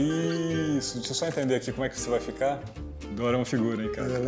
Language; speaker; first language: Portuguese; native; Portuguese